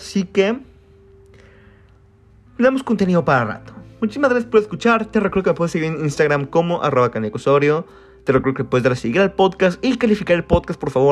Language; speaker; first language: Spanish; native; Spanish